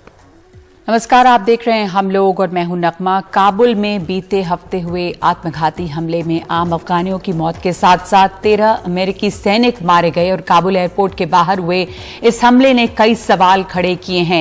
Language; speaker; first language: Hindi; native; Hindi